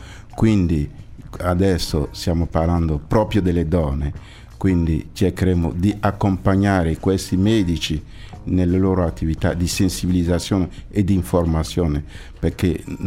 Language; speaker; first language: Italian; non-native, fluent; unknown